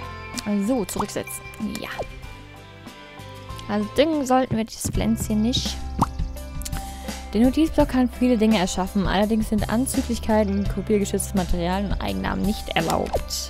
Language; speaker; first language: German; native; German